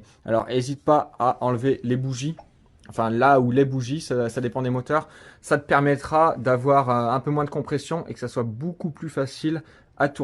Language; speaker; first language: French; native; French